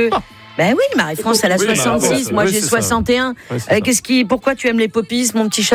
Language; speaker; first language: French; native; French